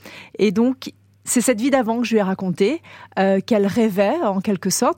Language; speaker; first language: French; native; French